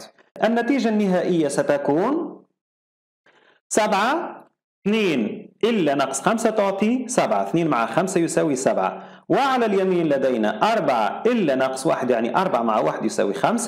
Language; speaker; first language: Arabic; native; Arabic